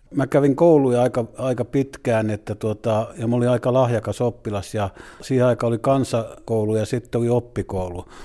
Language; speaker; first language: Finnish; native; Finnish